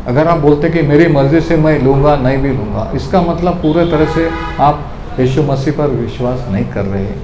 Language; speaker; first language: Hindi; non-native, local second language; Marathi